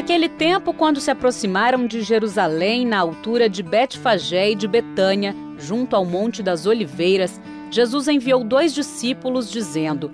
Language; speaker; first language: Portuguese; native; Portuguese